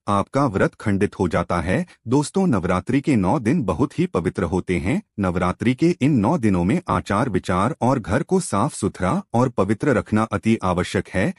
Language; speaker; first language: Hindi; native; Hindi